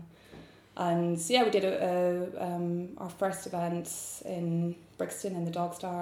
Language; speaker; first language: English; native; English